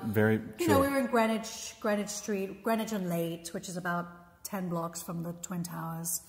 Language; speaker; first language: English; native; English